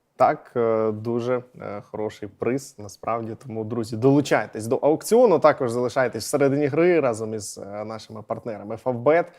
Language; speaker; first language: Ukrainian; native; Ukrainian